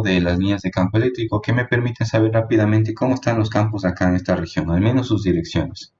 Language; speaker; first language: Spanish; native; Spanish